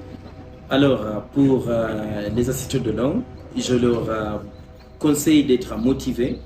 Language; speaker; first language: French; non-native, fluent; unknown